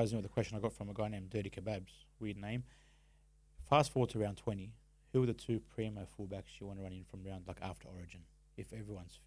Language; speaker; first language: English; native; English